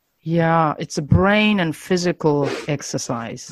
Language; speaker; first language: English; non-native, fluent; Japanese